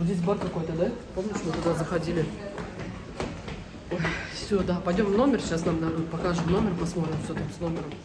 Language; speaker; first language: Russian; native; Russian